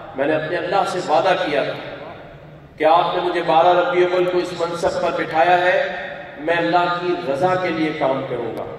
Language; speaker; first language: Urdu; native; Urdu